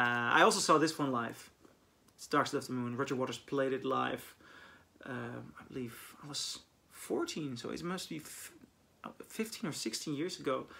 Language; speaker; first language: English; non-native, fluent; Dutch